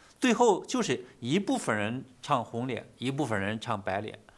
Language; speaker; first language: Chinese; native; Chinese